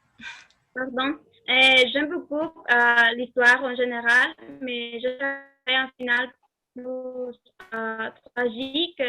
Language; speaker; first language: French; non-native, learner; Spanish